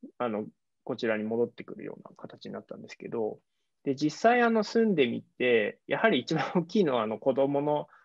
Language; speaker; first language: Japanese; native; Japanese